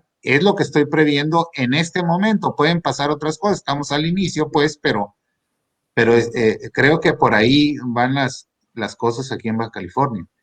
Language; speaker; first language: Spanish; native; Spanish